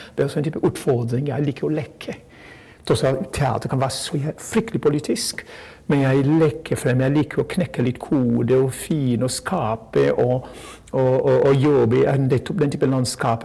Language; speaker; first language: Norwegian; non-native, fluent; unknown